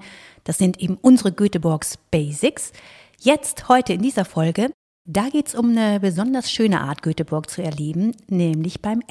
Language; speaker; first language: German; native; German